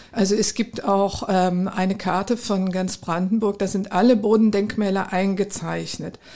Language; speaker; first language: German; native; German